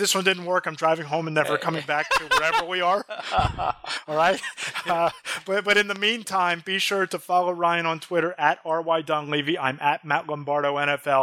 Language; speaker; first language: English; native; English